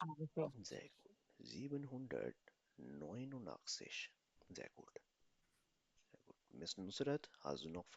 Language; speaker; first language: German; non-native, fluent; Urdu